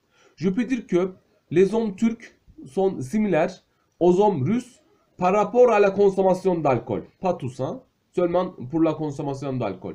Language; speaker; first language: French; non-native, fluent; Turkish